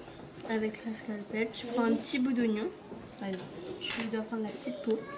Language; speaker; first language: French; native; French